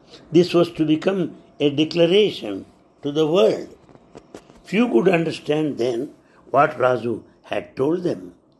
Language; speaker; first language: English; non-native, local second language; Telugu